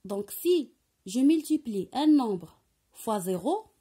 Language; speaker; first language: French; non-native, local second language; Arabic